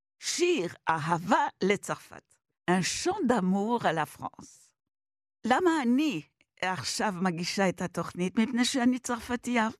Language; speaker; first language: Hebrew; non-native, fluent; French